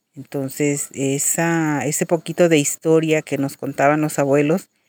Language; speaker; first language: Spanish; native; Spanish